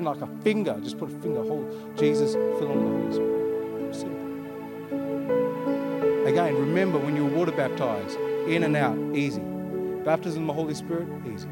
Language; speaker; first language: English; native; English